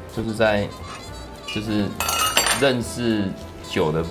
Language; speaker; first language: Chinese; native; Chinese